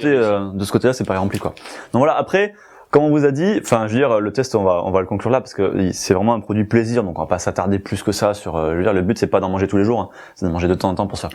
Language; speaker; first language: French; native; French